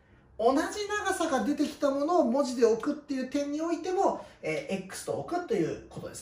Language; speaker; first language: Japanese; native; Japanese